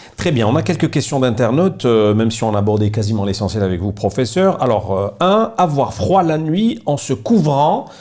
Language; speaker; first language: French; non-native, local second language; Arabic